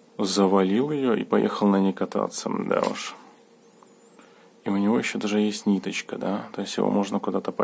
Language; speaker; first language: Russian; native; Russian